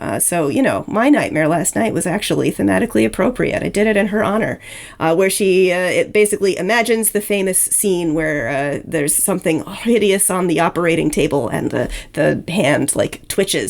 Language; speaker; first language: English; native; English